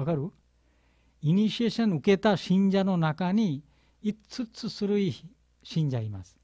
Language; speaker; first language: Japanese; non-native, learner; Bangla